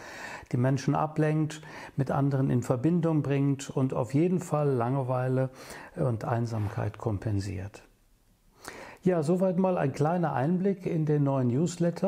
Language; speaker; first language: German; native; German